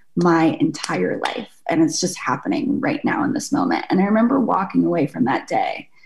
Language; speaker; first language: English; native; English